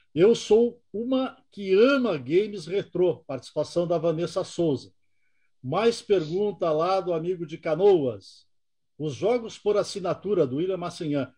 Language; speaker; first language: Portuguese; native; Portuguese